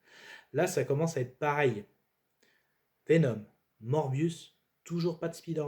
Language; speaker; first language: French; native; French